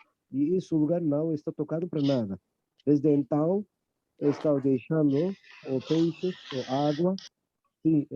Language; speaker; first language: Portuguese; non-native, learner; Turkish